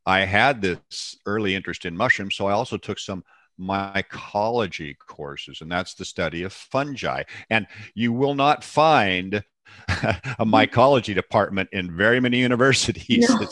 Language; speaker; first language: English; native; English